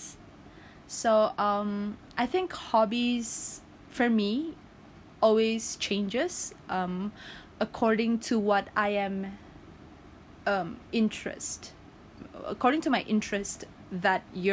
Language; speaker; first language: English; non-native, local second language; Malay